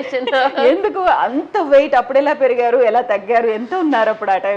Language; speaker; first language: Telugu; native; Telugu